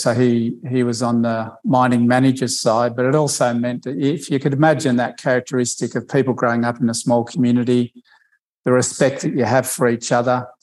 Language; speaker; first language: English; native; English